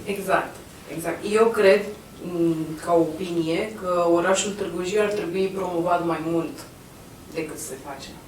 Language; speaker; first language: Romanian; native; Romanian